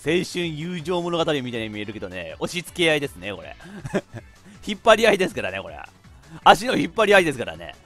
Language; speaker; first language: Japanese; native; Japanese